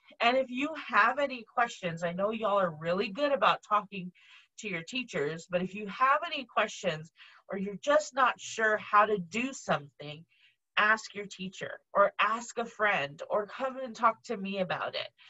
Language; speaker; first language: English; native; English